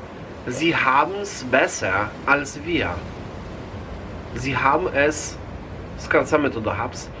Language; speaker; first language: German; non-native, fluent; Polish